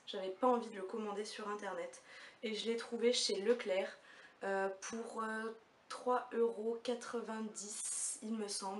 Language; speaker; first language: French; native; French